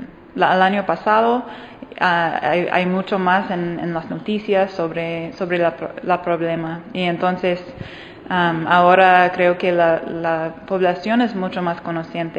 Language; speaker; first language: Spanish; non-native, fluent; English